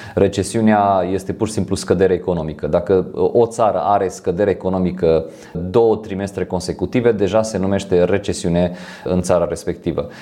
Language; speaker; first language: Romanian; non-native, fluent; French